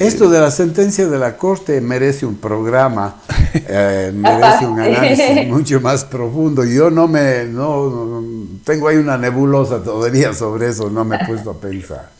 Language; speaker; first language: Spanish; native; Spanish